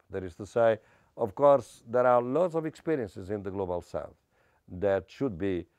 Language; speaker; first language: English; non-native, fluent; Portuguese